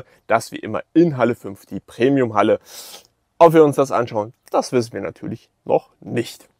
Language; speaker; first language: German; native; German